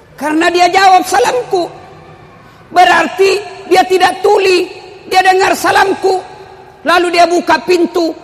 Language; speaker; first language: Indonesian; non-native, local second language; Buginese